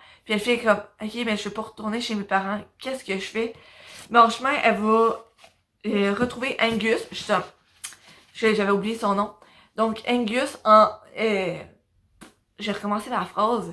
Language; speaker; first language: French; native; French